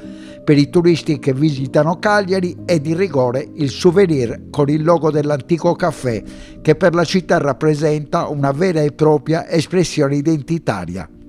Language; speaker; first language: Italian; native; Italian